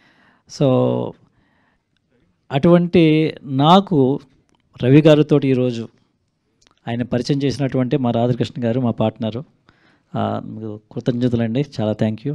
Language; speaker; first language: Telugu; native; Telugu